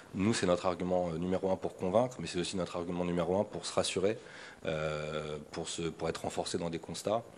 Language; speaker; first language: French; native; French